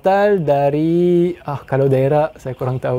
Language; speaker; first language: Indonesian; non-native, fluent; French